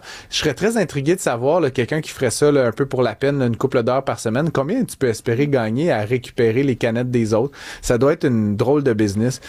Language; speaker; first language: French; native; French